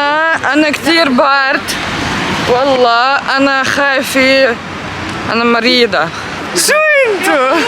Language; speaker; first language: Arabic; non-native, learner; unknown